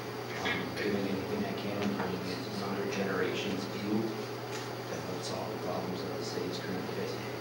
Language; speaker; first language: English; native; English